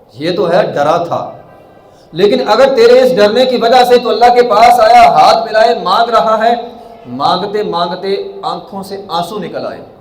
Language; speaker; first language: Urdu; non-native, local second language; Punjabi